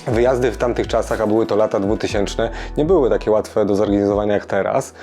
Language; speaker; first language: Polish; native; Polish